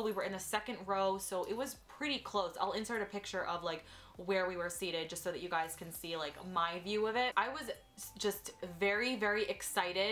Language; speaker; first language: English; native; English